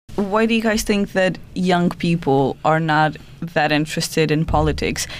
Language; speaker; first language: English; non-native, fluent; Portuguese